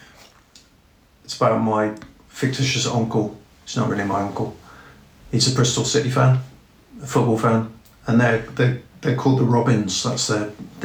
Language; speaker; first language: English; native; English